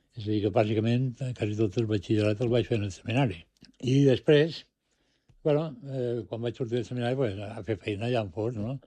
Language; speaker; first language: Catalan; early bilingual, other home language; Spanish